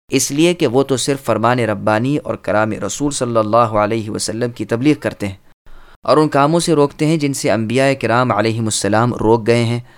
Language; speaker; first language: Urdu; native; Urdu